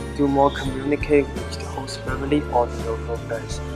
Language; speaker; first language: English; non-native, learner; Chinese